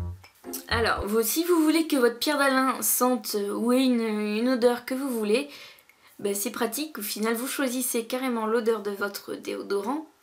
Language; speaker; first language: French; native; French